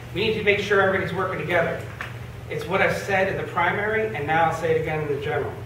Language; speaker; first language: English; native; English